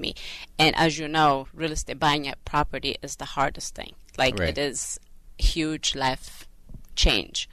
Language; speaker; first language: English; non-native, fluent; Amharic